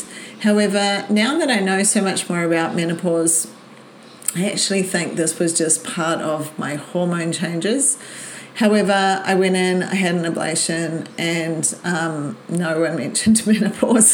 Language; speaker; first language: English; native; English